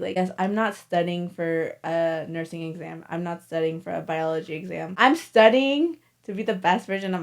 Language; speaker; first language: English; native; English